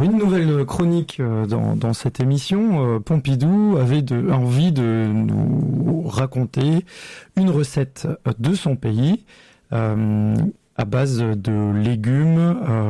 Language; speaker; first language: French; native; French